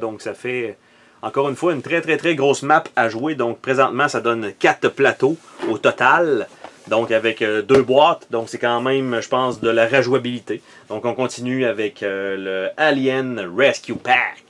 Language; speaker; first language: French; native; French